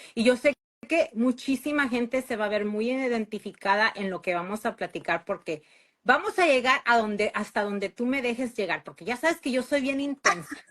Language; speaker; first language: Spanish; early bilingual, other home language; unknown